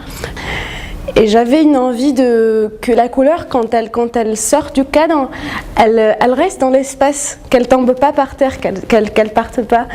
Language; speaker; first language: French; non-native, local second language; Arabic